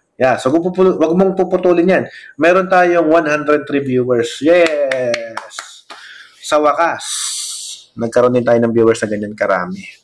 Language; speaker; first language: Filipino; non-native, local second language; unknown